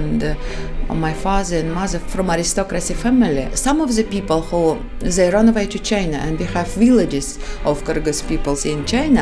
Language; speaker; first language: English; non-native, fluent; Kyrgyz